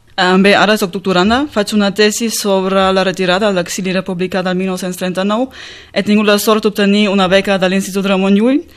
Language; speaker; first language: Catalan; non-native, fluent; German